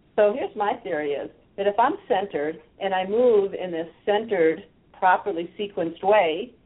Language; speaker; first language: English; native; English